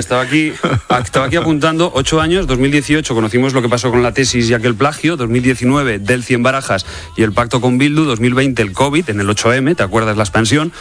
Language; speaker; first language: Spanish; native; Spanish